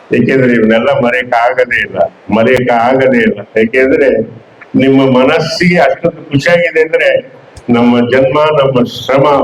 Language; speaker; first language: Kannada; native; Kannada